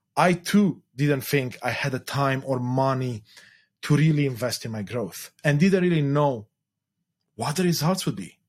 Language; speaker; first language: English; non-native, fluent; Romanian